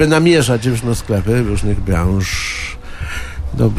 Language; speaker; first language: Polish; native; Polish